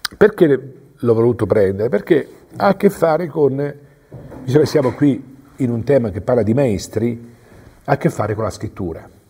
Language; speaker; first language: Italian; native; Italian